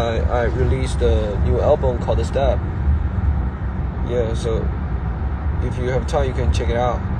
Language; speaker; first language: English; non-native, fluent; Chinese